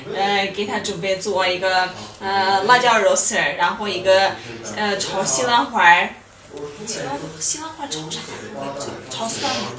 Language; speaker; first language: Chinese; non-native, fluent; Armenian